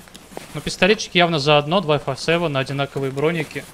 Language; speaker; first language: Russian; native; Russian